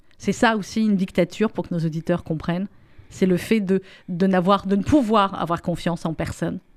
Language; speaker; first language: French; native; French